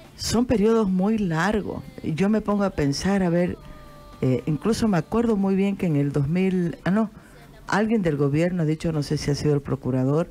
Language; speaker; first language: Spanish; native; Spanish